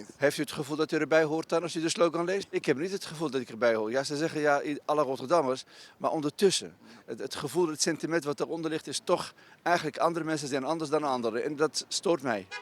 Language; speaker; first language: Dutch; non-native, fluent; Riffian